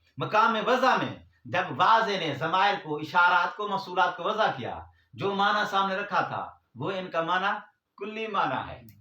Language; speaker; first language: Urdu; non-native, local second language; Punjabi